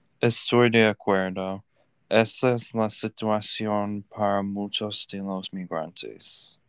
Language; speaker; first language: Spanish; non-native, learner; English